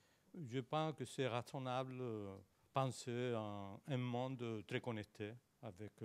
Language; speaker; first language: French; non-native, learner; Spanish